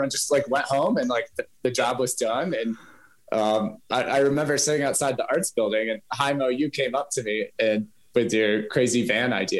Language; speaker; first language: English; native; English